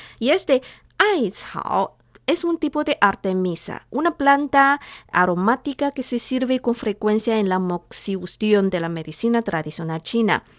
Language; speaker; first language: Spanish; non-native, fluent; Chinese